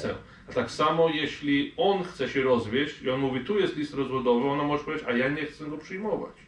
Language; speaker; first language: Polish; non-native, fluent; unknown